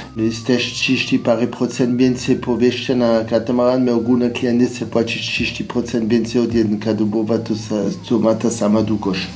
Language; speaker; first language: Polish; non-native, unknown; French